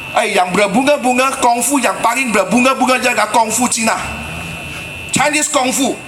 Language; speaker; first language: Malay; non-native, local second language; Chinese